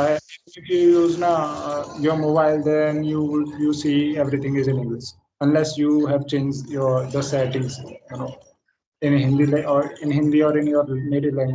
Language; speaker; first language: English; non-native, fluent; Hindi